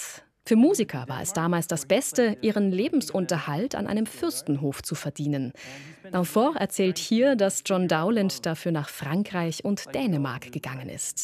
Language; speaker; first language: German; native; German